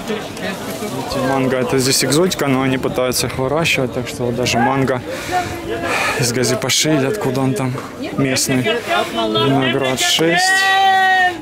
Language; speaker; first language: Russian; native; Russian